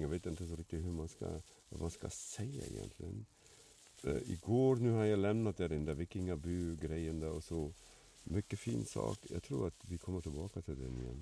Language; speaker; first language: Swedish; non-native, fluent; German